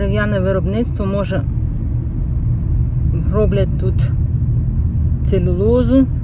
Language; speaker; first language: Ukrainian; native; Ukrainian